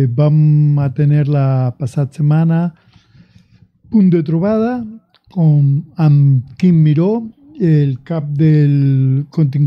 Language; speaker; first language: Catalan; non-native, learner; Spanish